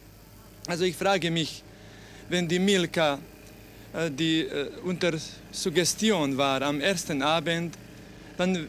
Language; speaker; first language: German; non-native, fluent; Croatian